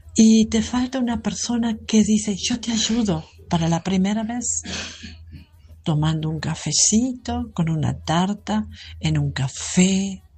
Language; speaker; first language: Spanish; non-native, fluent; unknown